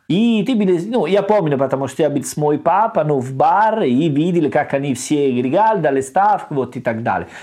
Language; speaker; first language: Russian; non-native, learner; Italian